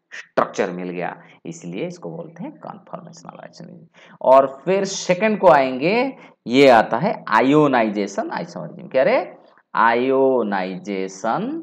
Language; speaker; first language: Hindi; non-native, local second language; Bangla